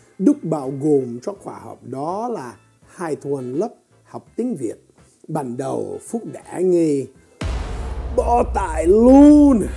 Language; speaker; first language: Vietnamese; non-native, fluent; English